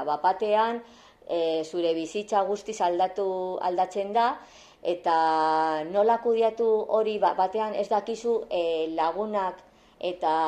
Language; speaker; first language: Basque; non-native, local second language; Spanish